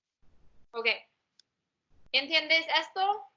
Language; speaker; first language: Spanish; non-native, learner; English